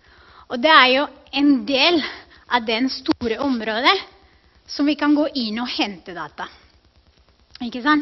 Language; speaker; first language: Norwegian; non-native, fluent; Spanish